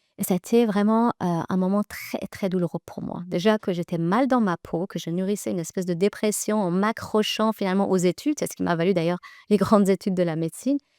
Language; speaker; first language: French; early bilingual, other home language; Persian